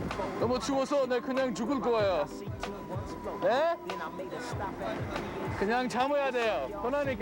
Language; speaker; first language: Korean; non-native, learner; English